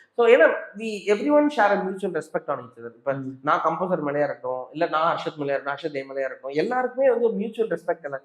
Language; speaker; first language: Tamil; native; Tamil